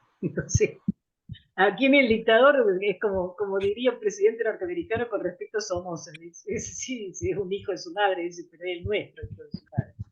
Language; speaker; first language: Spanish; native; Spanish